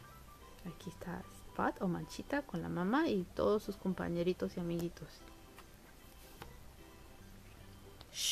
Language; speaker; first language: Spanish; early bilingual, heritage; Spanish